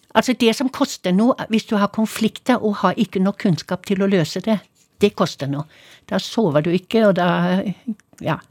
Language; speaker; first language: Norwegian; non-native, fluent; German